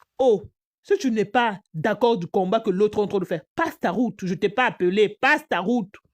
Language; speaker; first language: French; non-native, local second language; Lingala